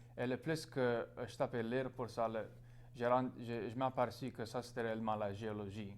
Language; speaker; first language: French; non-native, local second language; English